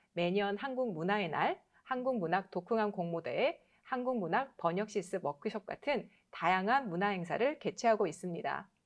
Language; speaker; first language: Korean; native; Korean